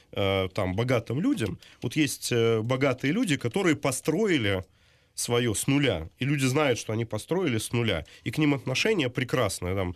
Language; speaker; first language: Russian; native; Russian